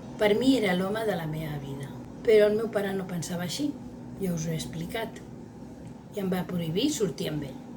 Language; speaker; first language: Catalan; non-native, local second language; Spanish